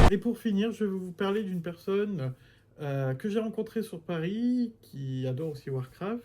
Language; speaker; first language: French; native; French